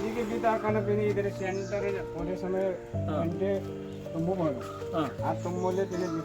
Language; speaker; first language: Malayalam; non-native, learner; Nepali